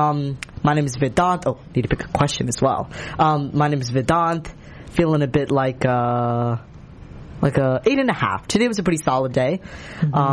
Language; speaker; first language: English; native; English